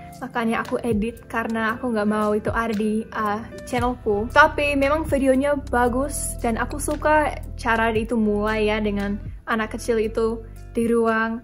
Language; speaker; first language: Indonesian; non-native, fluent; English